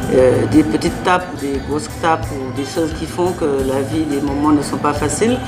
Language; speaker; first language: French; native; French